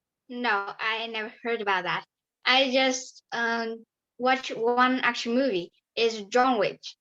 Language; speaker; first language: English; non-native, learner; Vietnamese